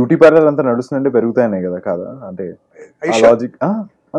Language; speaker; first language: Telugu; native; Telugu